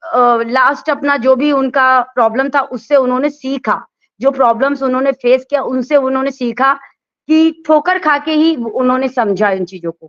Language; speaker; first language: Hindi; native; Hindi